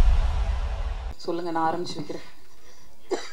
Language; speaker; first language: Tamil; native; Tamil